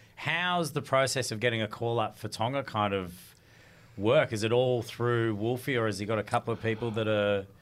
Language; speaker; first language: English; early bilingual, other home language; Tongan